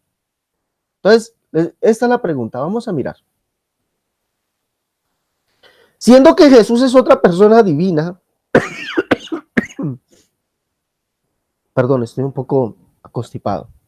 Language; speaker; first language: Spanish; native; Spanish